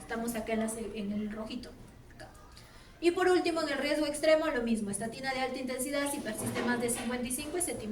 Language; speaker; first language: Spanish; native; Spanish